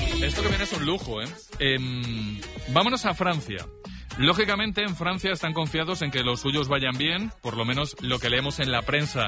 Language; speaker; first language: Spanish; native; Spanish